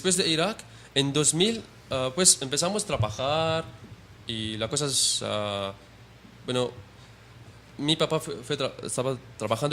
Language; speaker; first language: Spanish; non-native, learner; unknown